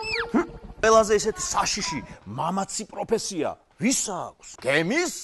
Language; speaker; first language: Georgian; native; Georgian